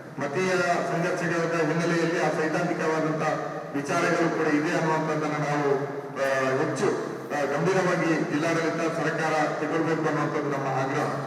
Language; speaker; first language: Kannada; non-native, local second language; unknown